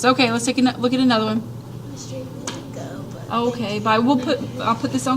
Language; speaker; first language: English; native; English